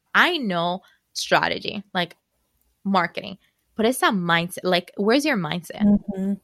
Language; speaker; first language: English; non-native, fluent; Spanish